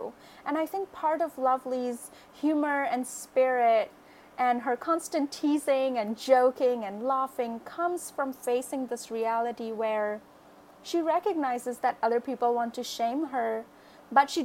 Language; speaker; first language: English; non-native, local second language; Bangla